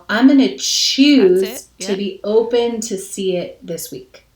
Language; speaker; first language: English; native; English